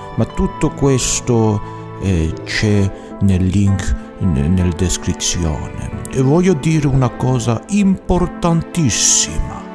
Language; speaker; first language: Italian; non-native, learner; Swedish